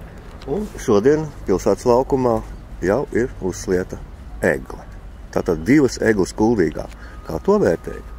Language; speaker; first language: Latvian; native; Latvian